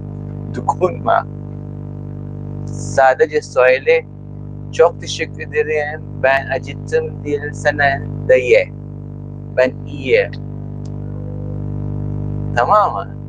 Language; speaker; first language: Turkish; non-native, learner; Filipino